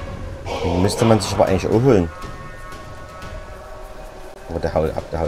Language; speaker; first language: German; native; German